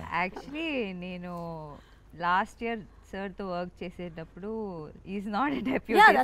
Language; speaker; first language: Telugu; non-native, learner; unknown